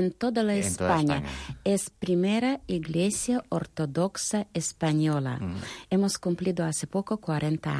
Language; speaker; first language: Spanish; non-native, fluent; Russian